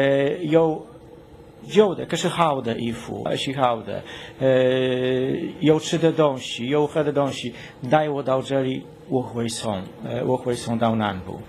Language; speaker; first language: Chinese; non-native, learner; Polish